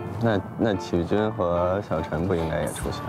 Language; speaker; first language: Chinese; native; Chinese